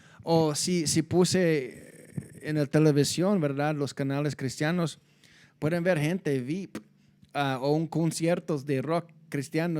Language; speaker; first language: Spanish; non-native, fluent; English